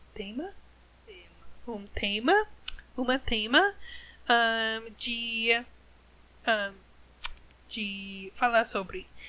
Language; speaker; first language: Portuguese; non-native, learner; English